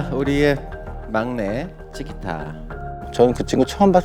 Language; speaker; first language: Korean; native; Korean